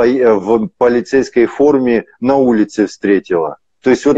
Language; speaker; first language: Russian; native; Russian